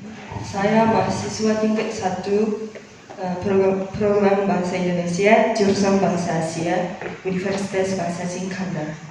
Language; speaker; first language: Indonesian; non-native, learner; Japanese